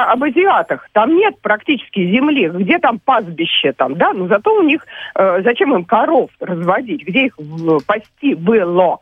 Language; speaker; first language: Russian; native; Russian